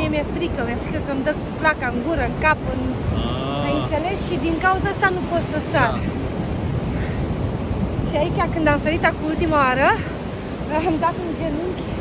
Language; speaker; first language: Romanian; native; Romanian